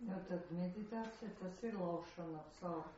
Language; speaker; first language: Latvian; non-native, local second language; Russian